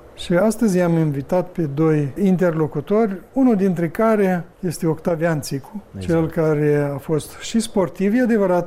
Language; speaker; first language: Romanian; native; Romanian